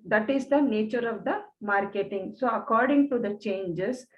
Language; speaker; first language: English; non-native, local second language; Kannada